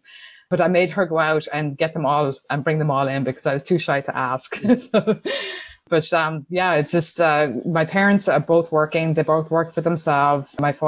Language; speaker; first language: English; native; English